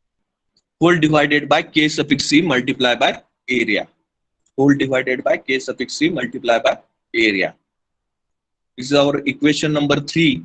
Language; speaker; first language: English; non-native, local second language; Hindi